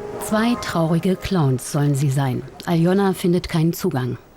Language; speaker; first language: German; native; German